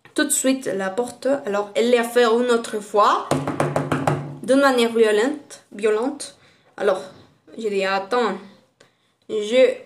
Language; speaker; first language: French; non-native, fluent; Spanish